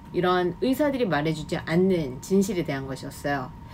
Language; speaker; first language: Korean; native; Korean